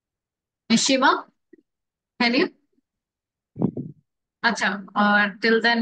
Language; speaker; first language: English; non-native, fluent; Bangla